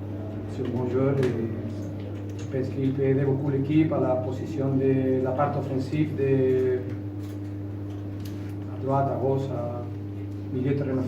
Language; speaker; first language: French; non-native, fluent; Spanish